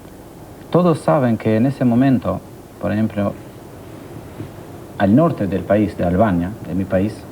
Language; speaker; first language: Spanish; non-native, fluent; Albanian